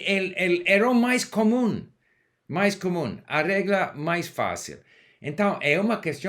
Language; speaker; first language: Portuguese; non-native, learner; English